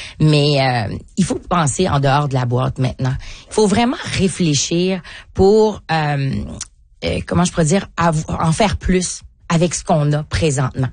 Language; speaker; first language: French; native; French